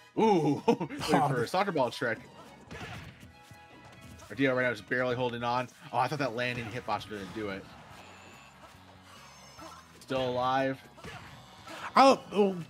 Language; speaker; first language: English; native; English